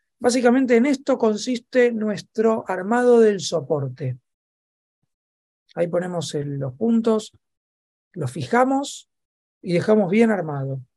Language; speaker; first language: Spanish; native; Spanish